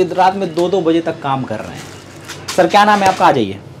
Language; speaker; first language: Hindi; native; Hindi